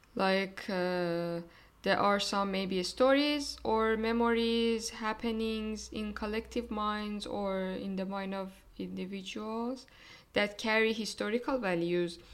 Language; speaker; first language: English; non-native, fluent; Persian